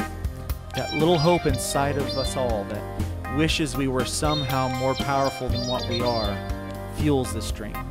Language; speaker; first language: English; native; English